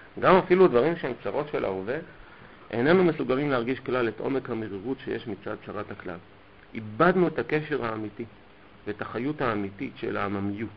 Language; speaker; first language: Hebrew; native; Hebrew